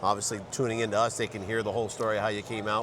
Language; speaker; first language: English; native; English